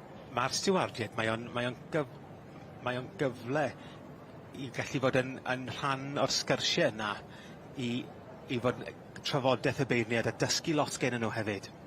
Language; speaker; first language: Welsh; native; Welsh